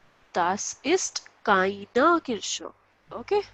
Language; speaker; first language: German; non-native, local second language; Hindi